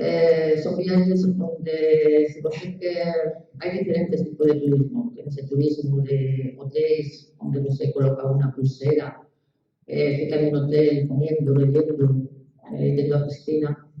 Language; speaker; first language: Portuguese; non-native, learner; Spanish